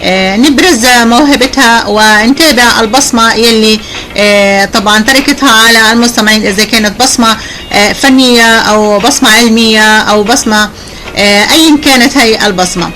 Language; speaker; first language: Arabic; native; Arabic